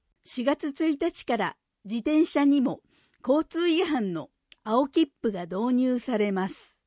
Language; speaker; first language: Japanese; native; Japanese